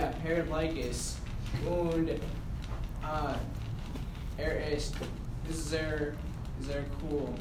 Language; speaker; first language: German; non-native, learner; English